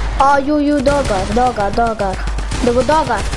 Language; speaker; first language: Swedish; early bilingual, other home language; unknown